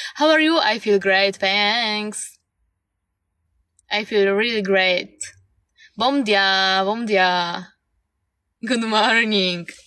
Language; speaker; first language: English; non-native, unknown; Polish